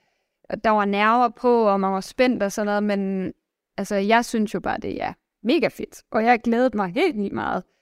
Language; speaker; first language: Danish; native; Danish